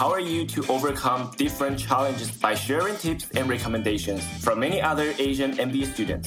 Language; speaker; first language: English; non-native, fluent; Chinese